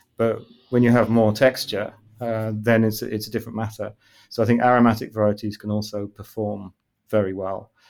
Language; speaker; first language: English; native; English